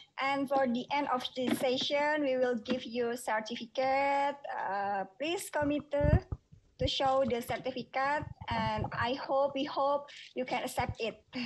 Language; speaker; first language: English; non-native, fluent; Indonesian